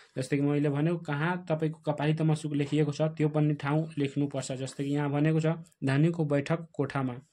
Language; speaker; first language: Nepali; non-native, local second language; Bhojpuri